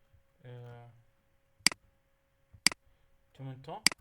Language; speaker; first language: French; non-native, learner; Arabic